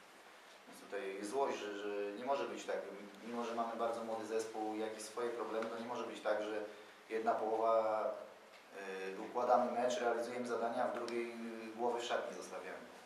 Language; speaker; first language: Polish; native; Polish